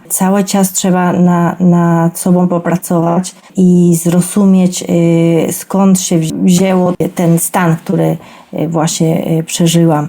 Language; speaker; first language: Polish; non-native, fluent; Spanish